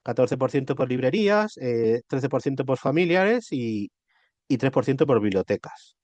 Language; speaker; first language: Spanish; native; Spanish